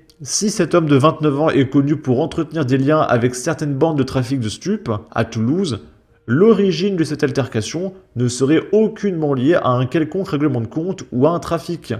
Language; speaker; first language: French; native; French